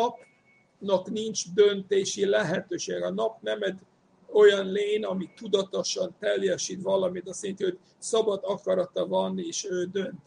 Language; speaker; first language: Hungarian; non-native, fluent; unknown